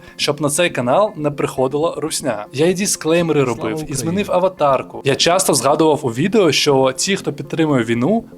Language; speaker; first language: Ukrainian; non-native, local second language; Russian